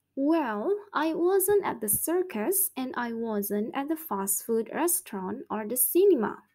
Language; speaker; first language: English; non-native, local second language; Malay